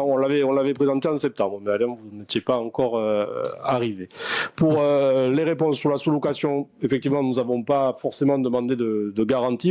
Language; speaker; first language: French; native; French